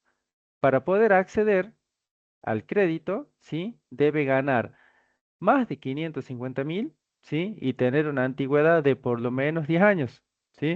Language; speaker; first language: Spanish; native; Spanish